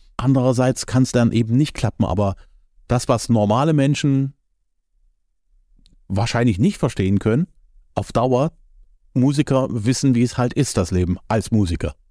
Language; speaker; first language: German; native; German